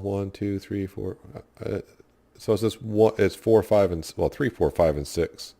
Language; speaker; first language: English; native; English